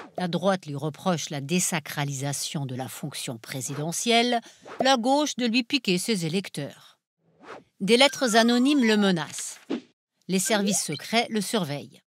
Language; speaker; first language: French; non-native, fluent; German